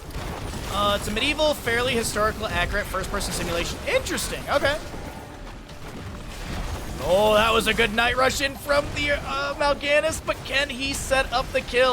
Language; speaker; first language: English; native; English